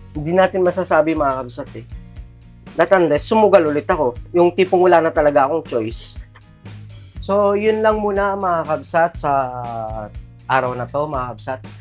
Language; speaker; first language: Filipino; non-native, local second language; Iloko